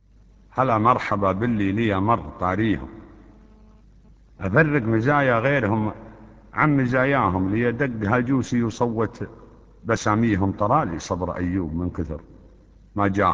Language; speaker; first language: Arabic; native; Arabic